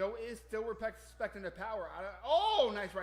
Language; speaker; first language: English; native; English